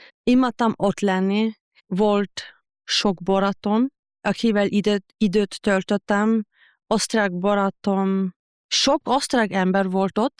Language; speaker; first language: Hungarian; non-native, fluent; German